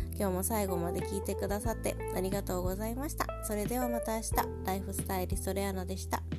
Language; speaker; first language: Japanese; native; Japanese